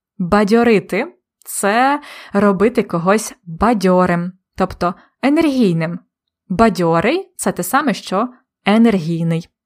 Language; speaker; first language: Ukrainian; native; Ukrainian